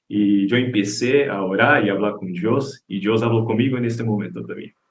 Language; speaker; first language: Spanish; non-native, learner; Portuguese